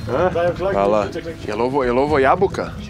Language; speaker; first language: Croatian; non-native, fluent; Portuguese